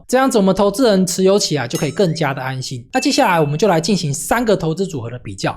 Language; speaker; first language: Chinese; native; Chinese